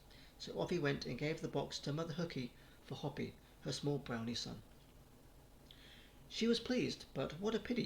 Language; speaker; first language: English; native; English